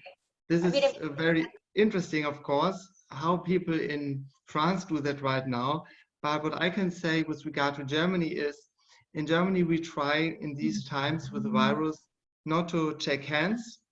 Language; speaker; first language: English; non-native, fluent; German